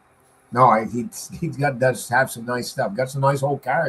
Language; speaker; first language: English; native; English